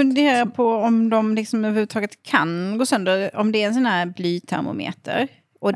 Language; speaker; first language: Swedish; native; Swedish